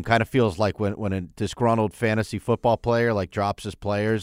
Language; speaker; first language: English; native; English